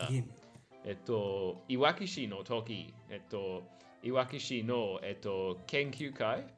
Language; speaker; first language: Japanese; non-native, learner; English